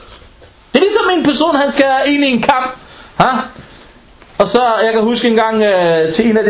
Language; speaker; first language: Danish; non-native, local second language; Arabic